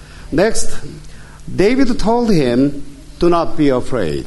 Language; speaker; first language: English; non-native, fluent; Korean